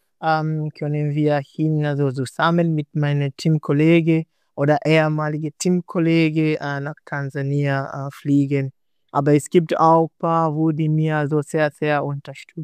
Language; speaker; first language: German; non-native, learner; Swahili